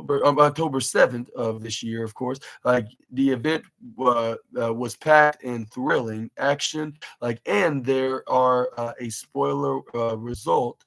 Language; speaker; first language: English; native; English